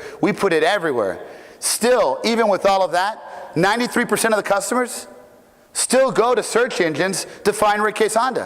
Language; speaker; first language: English; native; English